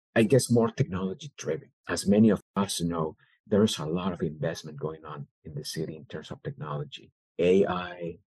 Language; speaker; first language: English; early bilingual, other home language; Spanish